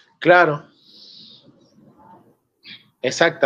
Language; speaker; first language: Spanish; native; Spanish